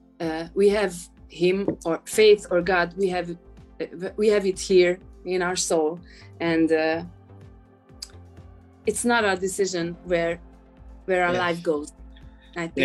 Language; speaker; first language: English; non-native, fluent; Hungarian